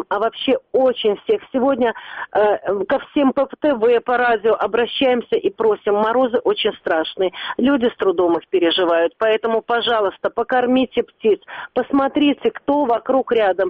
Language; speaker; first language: Belarusian; early bilingual, heritage; Bulgarian